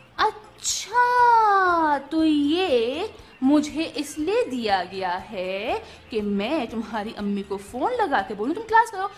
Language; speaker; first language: Urdu; native; Urdu